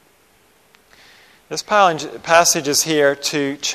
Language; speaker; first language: English; native; English